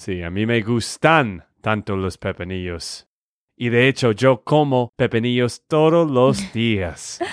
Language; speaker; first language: Spanish; non-native, learner; English